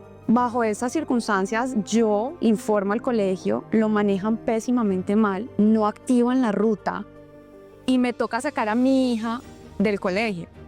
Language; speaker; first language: Spanish; native; Spanish